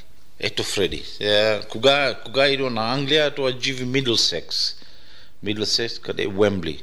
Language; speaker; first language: Bulgarian; non-native, learner; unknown